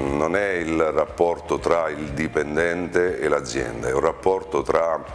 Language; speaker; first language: Italian; native; Italian